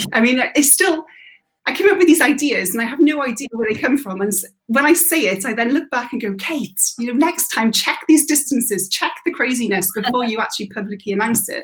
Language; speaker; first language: English; native; English